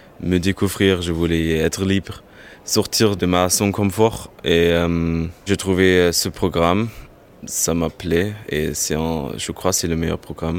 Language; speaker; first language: French; non-native, fluent; German